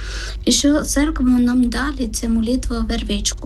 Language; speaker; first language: Ukrainian; non-native, learner; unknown